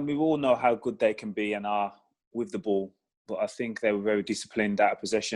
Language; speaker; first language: English; native; English